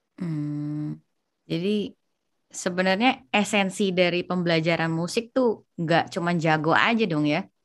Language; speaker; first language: Indonesian; native; Indonesian